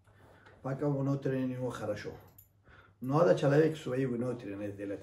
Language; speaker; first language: Russian; non-native, learner; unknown